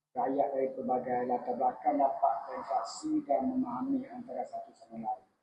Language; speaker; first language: Malay; native; Malay